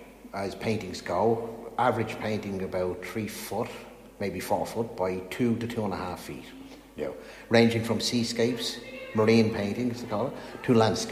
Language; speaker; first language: English; native; English